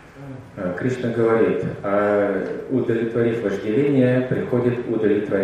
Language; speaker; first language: Russian; native; Russian